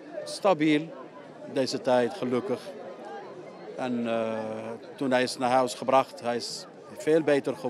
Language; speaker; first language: Dutch; non-native, learner; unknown